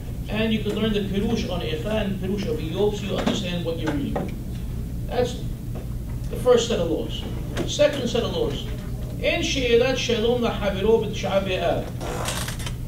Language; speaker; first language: English; native; English